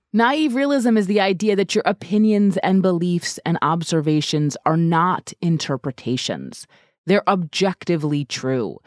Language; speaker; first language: English; non-native, fluent; German